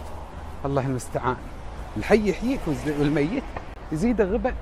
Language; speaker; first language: Arabic; native; Arabic